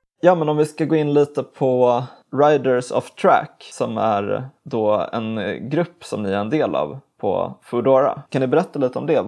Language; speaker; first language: Swedish; native; Swedish